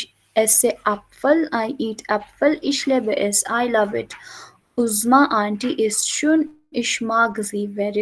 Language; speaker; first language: German; non-native, learner; Hindi